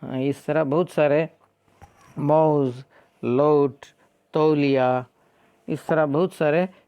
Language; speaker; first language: Hindi; non-native, local second language; Kannada